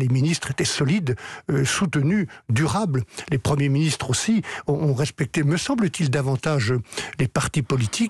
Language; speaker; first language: French; native; French